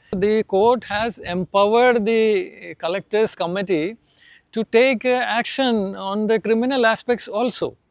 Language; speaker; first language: English; non-native, local second language; Malayalam